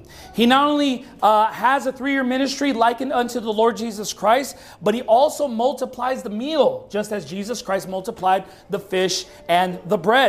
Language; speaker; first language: English; native; English